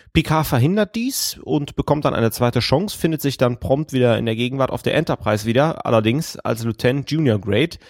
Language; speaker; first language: German; native; German